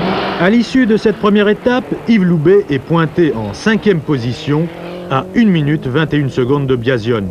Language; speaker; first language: French; native; French